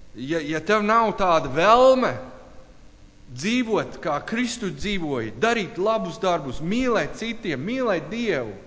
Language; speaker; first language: Latvian; non-native, learner; English